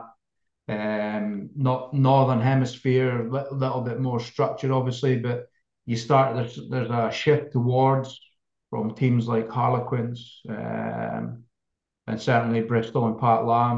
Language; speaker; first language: English; native; English